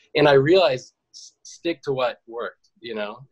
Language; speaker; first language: English; native; English